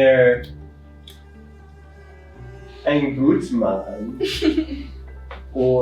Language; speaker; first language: German; non-native, learner; English